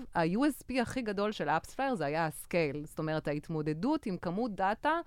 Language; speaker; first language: Hebrew; non-native, fluent; French